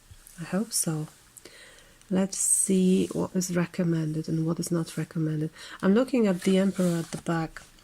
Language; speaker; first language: English; non-native, fluent; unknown